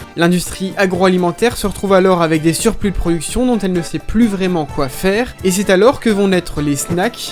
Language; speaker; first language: French; native; French